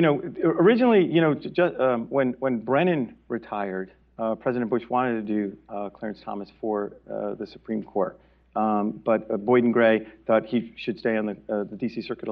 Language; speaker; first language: English; native; English